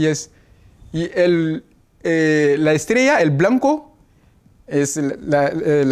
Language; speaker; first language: Spanish; non-native, learner; Ewe